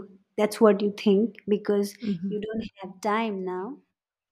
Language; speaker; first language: English; non-native, local second language; Nepali